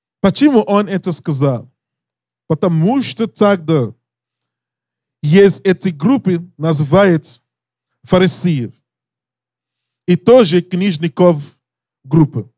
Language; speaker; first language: Russian; non-native, learner; English